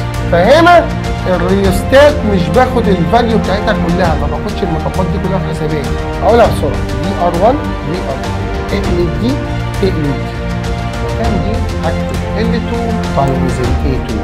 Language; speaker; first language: Arabic; native; Arabic